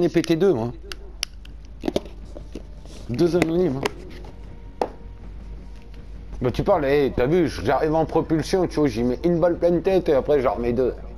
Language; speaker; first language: French; native; French